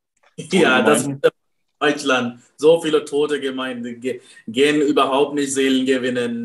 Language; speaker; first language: German; non-native, fluent; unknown